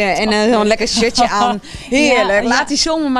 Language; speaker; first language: Dutch; native; Dutch